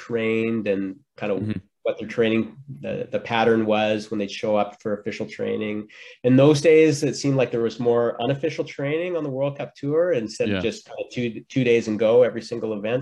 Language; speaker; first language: English; native; English